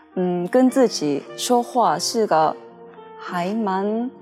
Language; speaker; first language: Chinese; non-native, fluent; Japanese